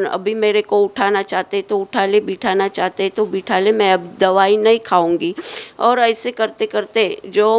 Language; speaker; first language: Hindi; non-native, local second language; Marathi